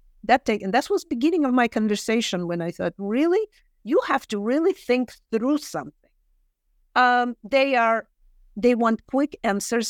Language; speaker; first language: English; non-native, fluent; Russian